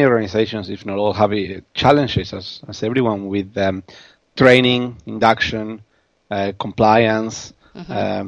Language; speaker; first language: English; non-native, fluent; Spanish